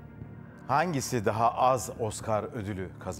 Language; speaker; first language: Turkish; native; Turkish